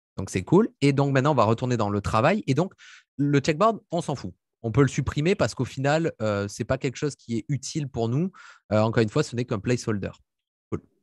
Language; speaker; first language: French; native; French